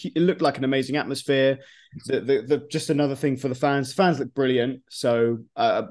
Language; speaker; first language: English; native; English